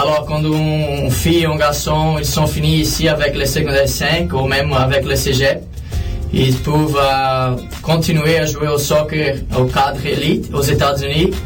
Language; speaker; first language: French; non-native, fluent; Portuguese